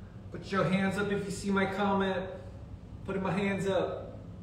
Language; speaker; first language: English; early bilingual, other home language; Korean